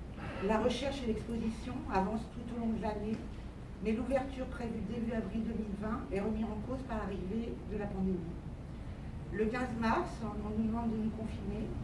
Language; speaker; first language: French; native; French